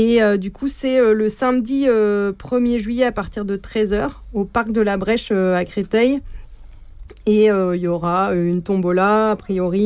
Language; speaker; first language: French; native; French